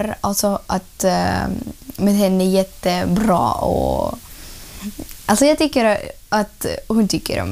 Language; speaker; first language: Swedish; non-native, learner; Russian